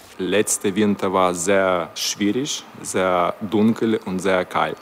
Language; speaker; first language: German; non-native, learner; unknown